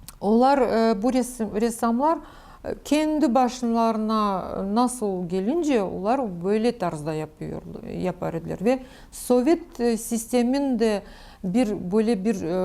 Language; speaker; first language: Turkish; non-native, learner; Crimean Tatar